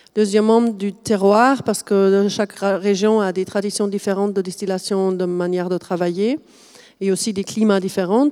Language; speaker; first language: French; non-native, fluent; German